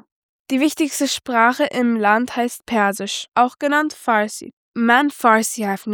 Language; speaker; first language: German; early bilingual, other home language; Persian